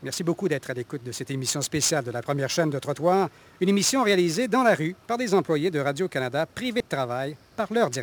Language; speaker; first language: French; native; French